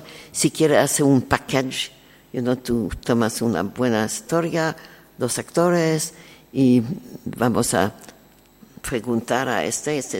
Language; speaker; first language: Spanish; non-native, learner; French